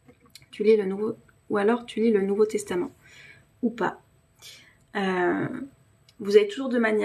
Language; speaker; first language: French; native; French